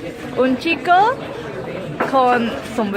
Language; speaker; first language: Spanish; non-native, learner; English